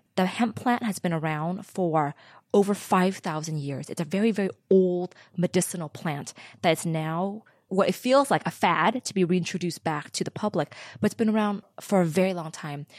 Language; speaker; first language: English; early bilingual, other home language; Vietnamese